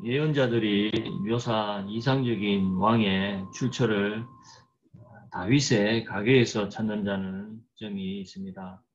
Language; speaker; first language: Korean; native; Korean